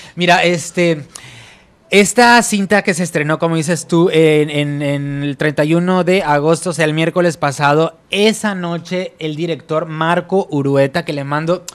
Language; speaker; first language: Spanish; native; Spanish